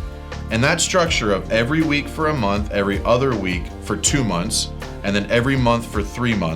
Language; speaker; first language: English; native; English